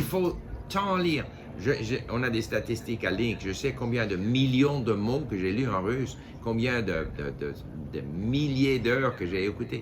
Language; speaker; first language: French; non-native, fluent; English